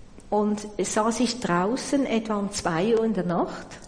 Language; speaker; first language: German; native; German